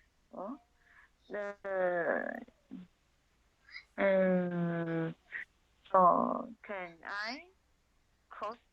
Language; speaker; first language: English; non-native, learner; Chinese